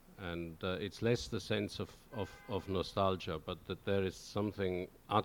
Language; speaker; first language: English; non-native, fluent; German